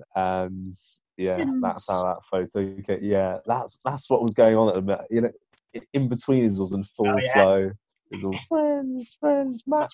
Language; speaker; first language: English; native; English